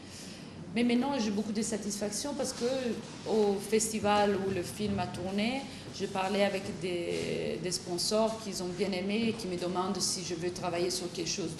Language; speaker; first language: French; non-native, fluent; Italian